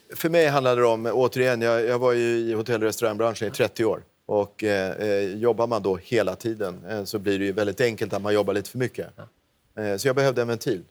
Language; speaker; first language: Swedish; native; Swedish